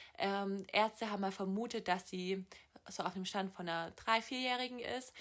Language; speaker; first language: German; native; German